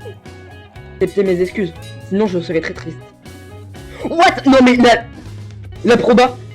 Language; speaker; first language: French; native; French